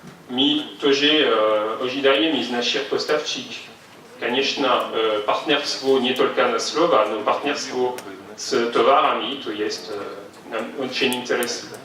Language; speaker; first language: Russian; non-native, fluent; French